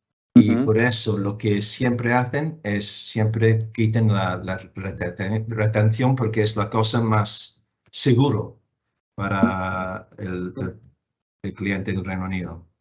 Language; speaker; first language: Spanish; non-native, fluent; English